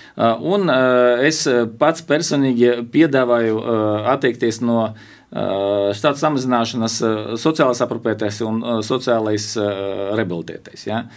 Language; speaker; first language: Latvian; non-native, local second language; Russian